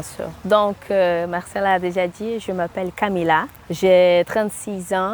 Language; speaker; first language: French; non-native, fluent; Portuguese